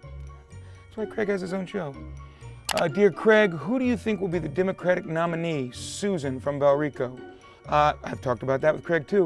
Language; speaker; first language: English; native; English